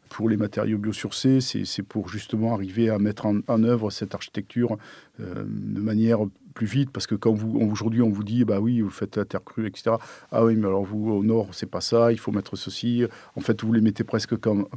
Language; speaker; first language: French; native; French